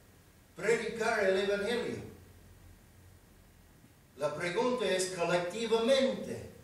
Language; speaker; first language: Spanish; non-native, fluent; English